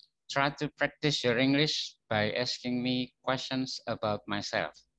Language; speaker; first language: English; non-native, fluent; Javanese